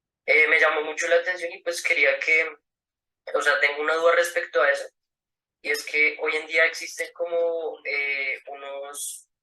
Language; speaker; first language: Spanish; native; Spanish